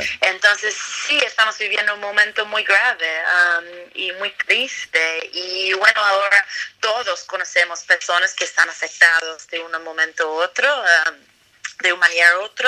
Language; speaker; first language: Spanish; non-native, fluent; English